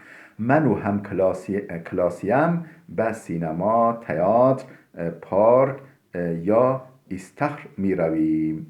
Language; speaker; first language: Persian; non-native, fluent; Turkish